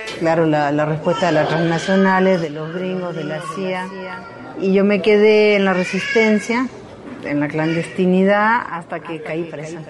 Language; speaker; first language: Spanish; native; Spanish